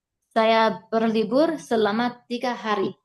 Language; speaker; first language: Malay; non-native, learner; English